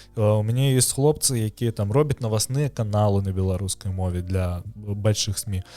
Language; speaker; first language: Belarusian; non-native, local second language; Russian